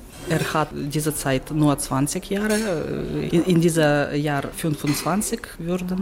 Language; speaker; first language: German; non-native, learner; Ukrainian